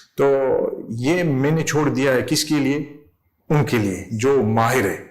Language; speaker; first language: Urdu; non-native, fluent; English